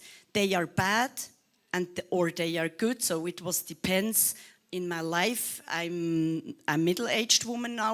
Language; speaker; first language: English; non-native, learner; Swiss German